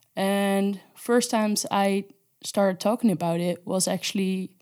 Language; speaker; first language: English; non-native, fluent; Dutch